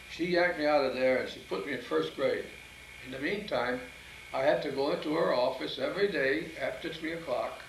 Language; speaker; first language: English; early bilingual, other home language; Italian